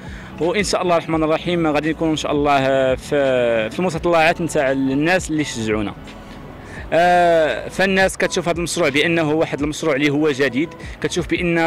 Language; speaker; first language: Arabic; native; Arabic